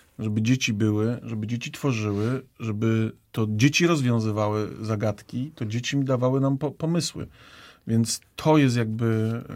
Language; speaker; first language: Polish; native; Polish